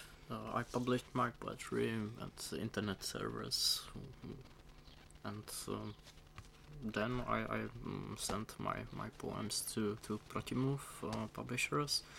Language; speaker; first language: English; non-native, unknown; Czech